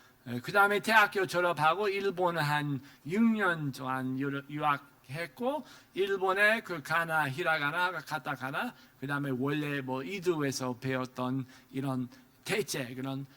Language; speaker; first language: Korean; non-native, fluent; English